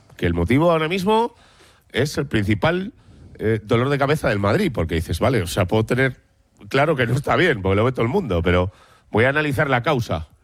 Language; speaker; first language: Spanish; native; Spanish